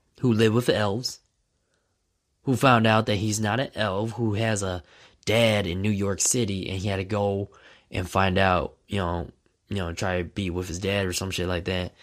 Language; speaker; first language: English; native; English